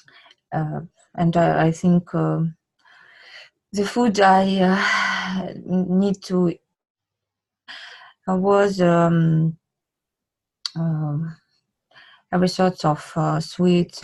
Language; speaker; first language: English; non-native, learner; Russian